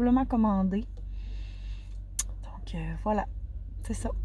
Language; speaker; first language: French; native; French